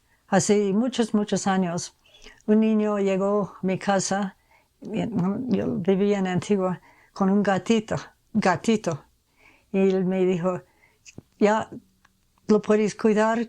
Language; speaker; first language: Spanish; non-native, fluent; English